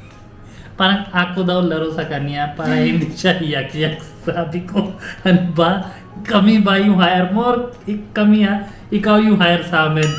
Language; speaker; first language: Filipino; non-native, learner; Hindi